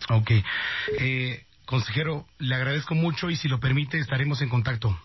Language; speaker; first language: Spanish; native; Spanish